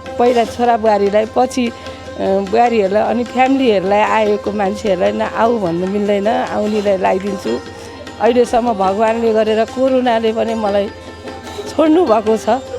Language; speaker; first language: Nepali; native; Nepali